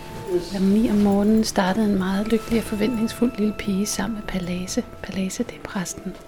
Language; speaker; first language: Danish; native; Danish